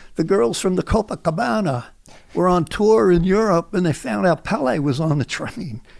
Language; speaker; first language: English; native; English